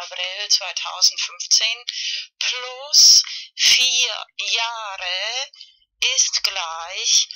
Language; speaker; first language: German; non-native, fluent; Spanish